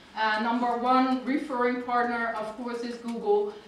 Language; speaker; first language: English; non-native, fluent; Dutch